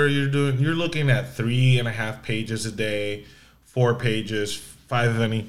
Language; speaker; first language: English; non-native, fluent; Spanish